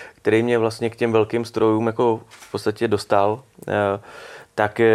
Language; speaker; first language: Czech; native; Czech